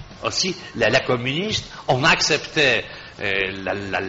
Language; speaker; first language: French; non-native, fluent; Polish